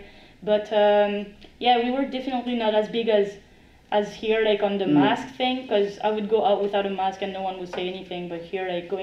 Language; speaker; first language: English; non-native, fluent; French